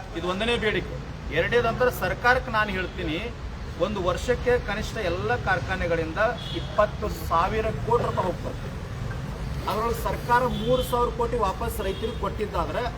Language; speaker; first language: Kannada; native; Kannada